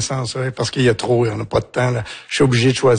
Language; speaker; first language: French; native; French